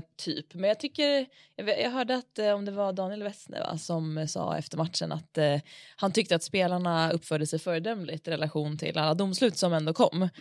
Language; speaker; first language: Swedish; native; Swedish